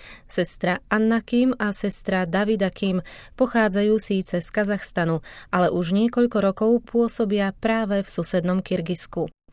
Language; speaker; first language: Slovak; native; Slovak